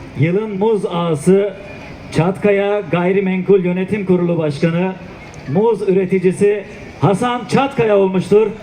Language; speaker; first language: Turkish; native; Turkish